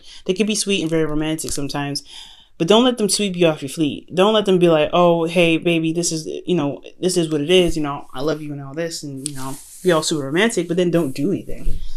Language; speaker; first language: English; native; English